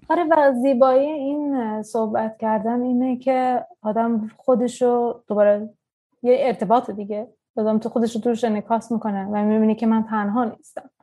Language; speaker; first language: Persian; early bilingual, heritage; Persian